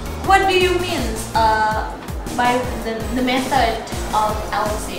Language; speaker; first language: English; non-native, learner; Indonesian